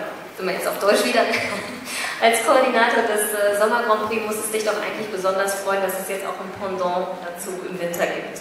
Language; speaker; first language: German; native; German